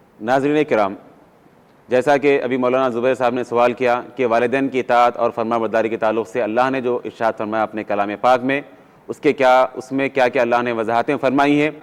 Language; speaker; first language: Urdu; native; Urdu